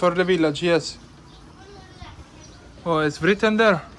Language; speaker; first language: English; non-native, fluent; Italian